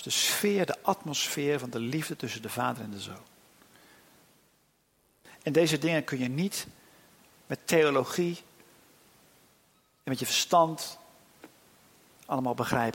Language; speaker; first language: Dutch; native; Dutch